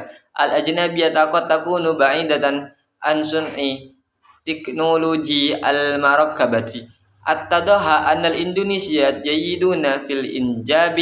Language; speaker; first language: Arabic; non-native, learner; Indonesian